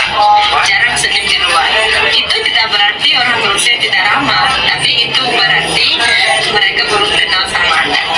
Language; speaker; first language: Indonesian; non-native, fluent; Russian